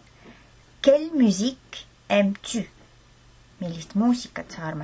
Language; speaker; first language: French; non-native, fluent; Estonian